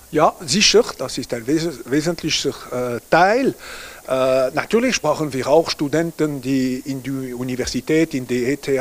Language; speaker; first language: German; non-native, local second language; French